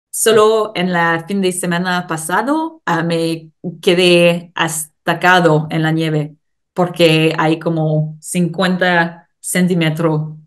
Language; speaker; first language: Spanish; non-native, learner; English